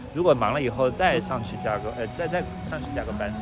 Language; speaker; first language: Chinese; native; Chinese